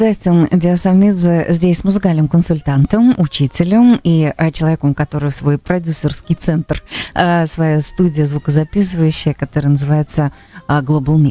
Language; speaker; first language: Russian; native; Russian